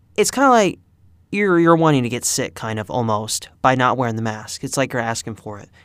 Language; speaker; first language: English; early bilingual, other home language; Spanish